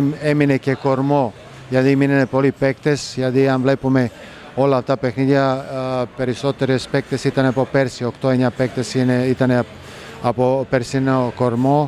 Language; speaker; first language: Greek; non-native, fluent; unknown